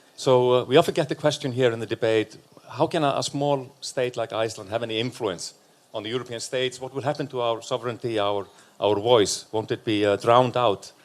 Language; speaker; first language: English; non-native, fluent; Icelandic